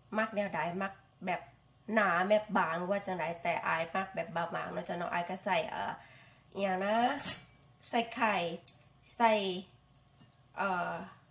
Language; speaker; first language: Thai; native; Thai